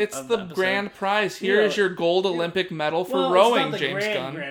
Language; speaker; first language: English; native; English